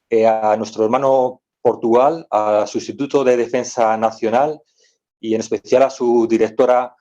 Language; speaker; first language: Spanish; native; Spanish